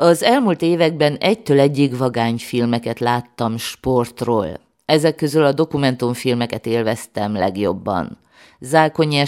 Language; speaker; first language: Hungarian; native; Hungarian